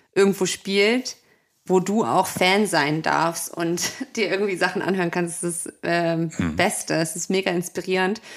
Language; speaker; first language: German; native; German